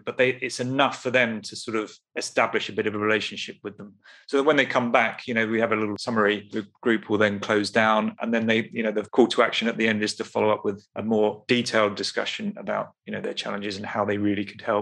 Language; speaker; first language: English; native; English